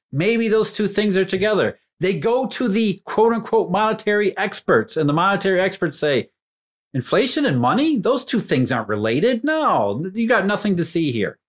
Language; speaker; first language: English; native; English